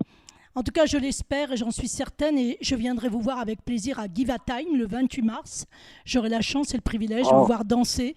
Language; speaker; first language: French; native; French